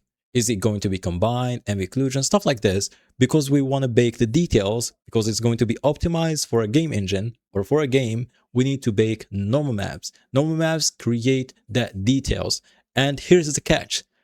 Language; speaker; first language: English; non-native, fluent; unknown